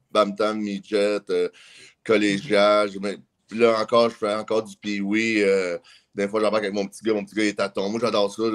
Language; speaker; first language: French; native; French